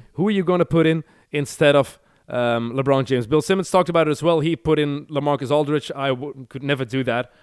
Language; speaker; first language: English; non-native, fluent; Dutch